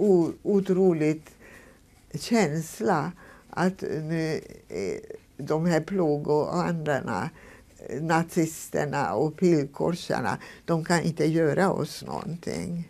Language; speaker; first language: Swedish; non-native, fluent; Hungarian